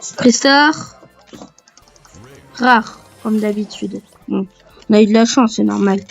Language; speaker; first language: French; native; French